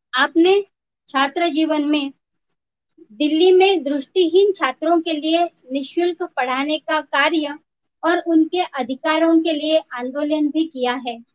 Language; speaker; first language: Hindi; non-native, local second language; Marathi